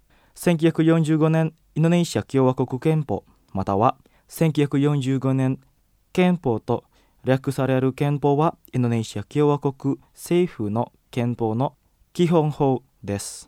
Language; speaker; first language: Japanese; non-native, fluent; Indonesian